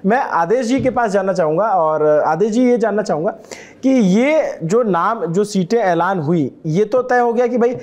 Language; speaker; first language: Hindi; native; Hindi